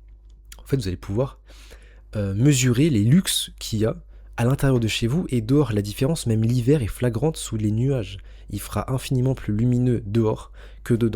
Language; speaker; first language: French; native; French